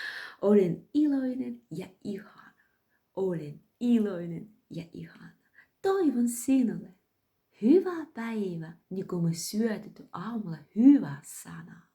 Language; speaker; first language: Finnish; non-native, fluent; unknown